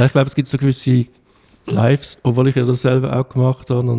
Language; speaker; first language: German; native; German